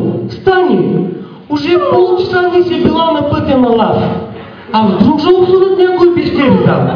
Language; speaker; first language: Bulgarian; early bilingual, heritage; Bulgarian